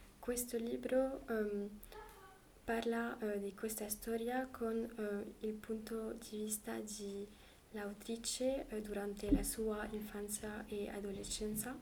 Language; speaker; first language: Italian; non-native, learner; French